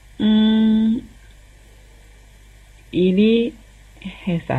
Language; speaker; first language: Korean; non-native, learner; Chinese